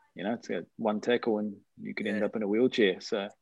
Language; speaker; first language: English; native; English